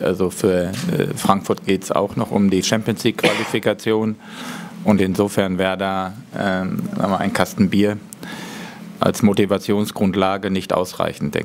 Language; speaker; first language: German; native; German